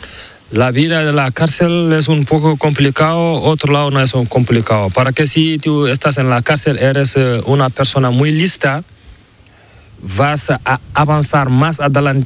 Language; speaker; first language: Spanish; non-native, learner; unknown